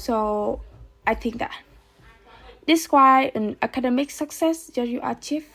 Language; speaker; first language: English; non-native, learner; Vietnamese